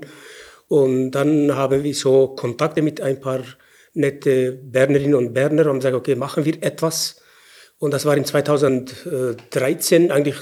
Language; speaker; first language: German; non-native, fluent; Arabic